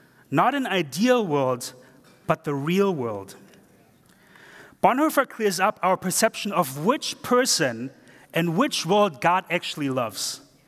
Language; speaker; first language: English; non-native, fluent; German